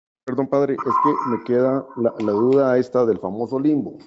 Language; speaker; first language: Spanish; native; Spanish